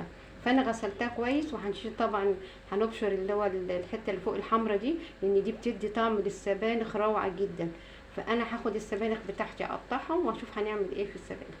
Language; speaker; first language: Arabic; native; Arabic